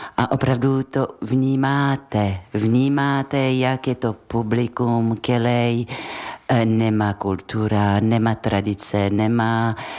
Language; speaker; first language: Czech; non-native, fluent; French